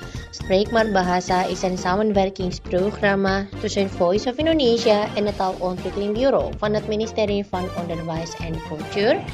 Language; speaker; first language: Dutch; non-native, learner; Indonesian